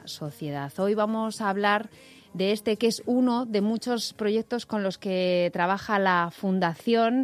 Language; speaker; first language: Spanish; native; Spanish